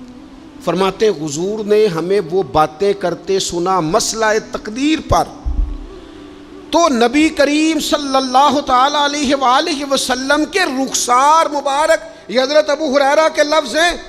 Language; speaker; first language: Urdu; non-native, local second language; Punjabi